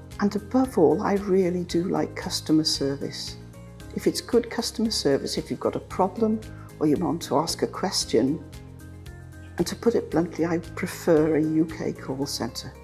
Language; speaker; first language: English; native; English